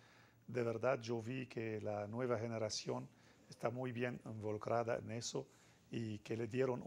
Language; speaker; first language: Spanish; non-native, fluent; Arabic